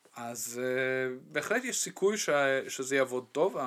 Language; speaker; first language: Hebrew; non-native, fluent; German